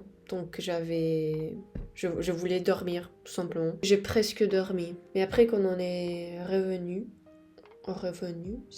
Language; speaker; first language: French; non-native, fluent; Spanish